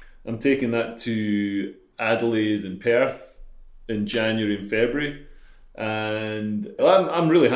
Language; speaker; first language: English; native; English